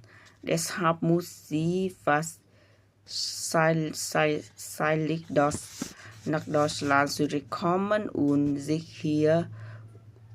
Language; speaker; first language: German; non-native, learner; Vietnamese